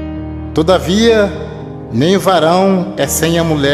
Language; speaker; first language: Portuguese; native; Portuguese